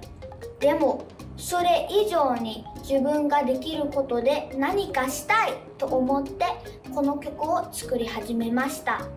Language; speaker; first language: Japanese; early bilingual, other home language; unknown